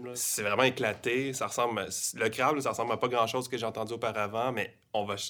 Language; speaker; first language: French; native; French